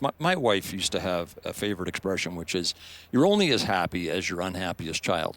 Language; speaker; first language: English; native; English